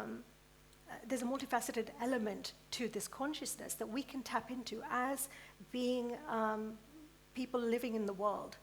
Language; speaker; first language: English; early bilingual, other home language; Gujarati